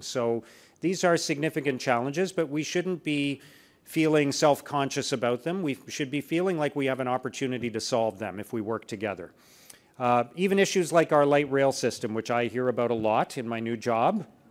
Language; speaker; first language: English; native; English